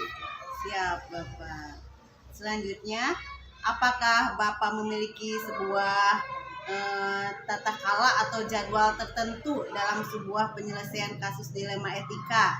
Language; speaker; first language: Indonesian; native; Indonesian